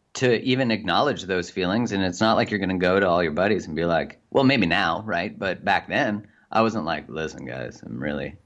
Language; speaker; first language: English; native; English